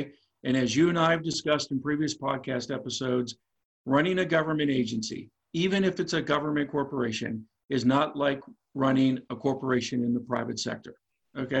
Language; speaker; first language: English; native; English